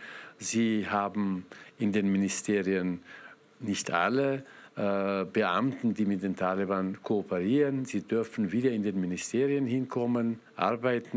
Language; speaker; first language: German; non-native, fluent; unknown